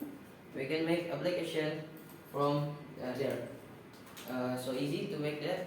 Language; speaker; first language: English; non-native, learner; Indonesian